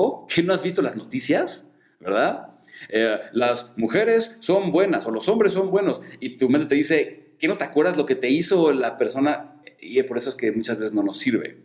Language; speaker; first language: Spanish; native; Spanish